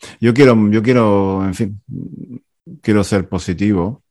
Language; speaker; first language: Spanish; native; Spanish